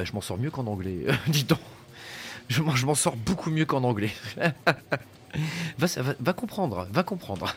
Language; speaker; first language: French; native; French